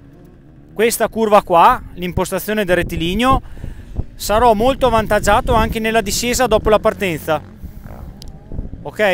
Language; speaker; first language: Italian; native; Italian